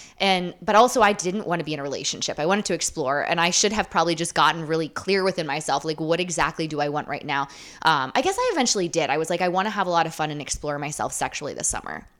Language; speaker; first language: English; native; English